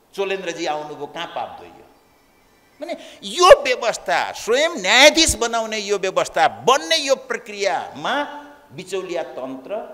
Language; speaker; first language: Nepali; native; Nepali